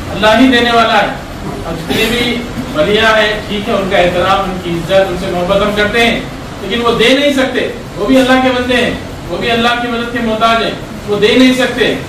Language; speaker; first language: Hindi; non-native, local second language; Urdu